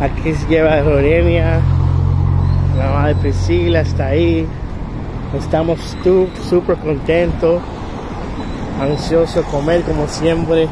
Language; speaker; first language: Spanish; early bilingual, heritage; Spanish